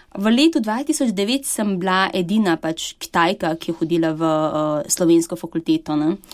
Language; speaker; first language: Slovenian; early bilingual, other home language; Chinese